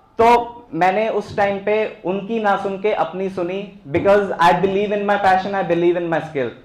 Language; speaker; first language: Hindi; native; Hindi